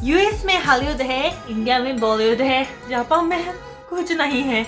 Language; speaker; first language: Hindi; non-native, fluent; Japanese